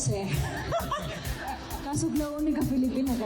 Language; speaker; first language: Catalan; non-native, fluent; Filipino